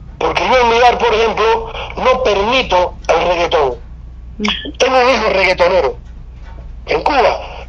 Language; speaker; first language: Spanish; native; Spanish